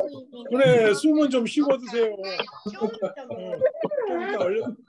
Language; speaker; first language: Korean; native; Korean